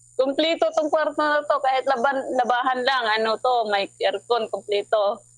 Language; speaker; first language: Filipino; non-native, local second language; Cebuano